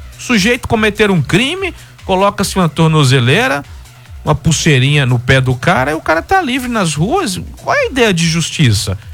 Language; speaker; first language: Portuguese; native; Portuguese